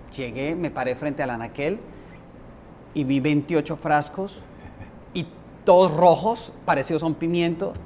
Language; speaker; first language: Spanish; native; Spanish